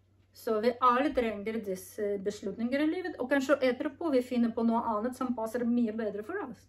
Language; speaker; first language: Norwegian; non-native, learner; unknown